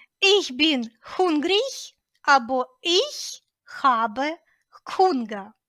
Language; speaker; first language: German; non-native, fluent; Ukrainian